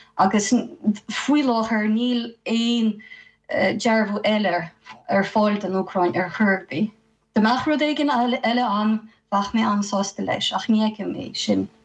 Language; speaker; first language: Irish; non-native, fluent; Ukrainian